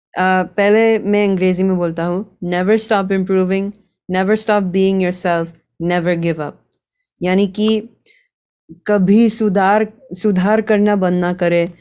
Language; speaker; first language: Hindi; early bilingual, heritage; Gujarati